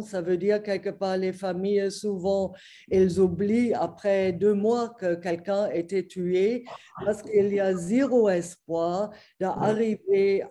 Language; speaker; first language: French; non-native, fluent; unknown